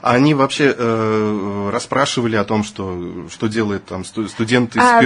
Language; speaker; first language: Russian; native; Russian